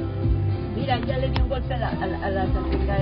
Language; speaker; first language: Spanish; native; Spanish